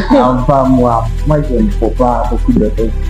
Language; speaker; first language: French; non-native, learner; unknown